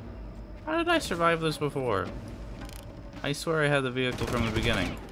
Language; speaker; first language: English; native; English